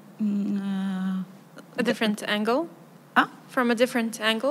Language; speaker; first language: English; non-native, fluent; Serbian